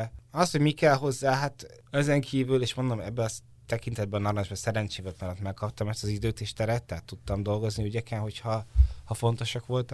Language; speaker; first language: Hungarian; native; Hungarian